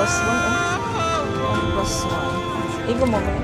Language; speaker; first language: Korean; non-native, learner; Filipino